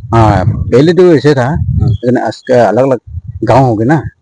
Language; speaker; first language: Hindi; non-native, local second language; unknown